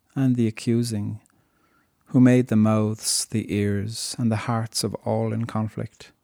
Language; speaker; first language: English; native; English